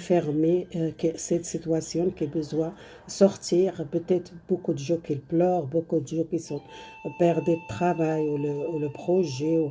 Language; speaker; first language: French; non-native, learner; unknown